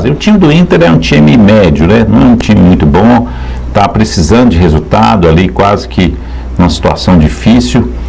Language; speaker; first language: Portuguese; native; Portuguese